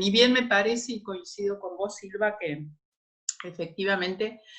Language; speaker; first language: Spanish; native; Spanish